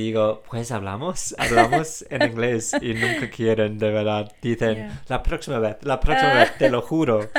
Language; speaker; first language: Spanish; non-native, fluent; English